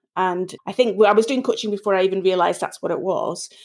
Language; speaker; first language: English; native; English